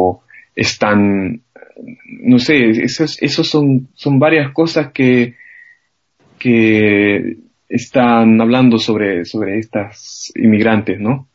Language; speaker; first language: Spanish; non-native, fluent; German